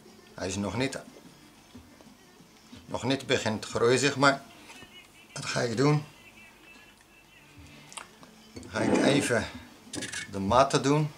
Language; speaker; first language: Dutch; non-native, learner; Arabic